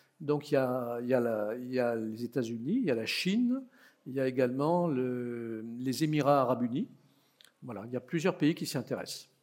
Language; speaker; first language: French; native; French